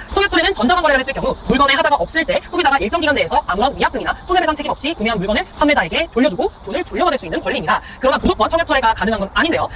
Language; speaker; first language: Korean; native; Korean